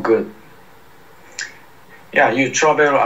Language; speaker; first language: English; non-native, learner; Japanese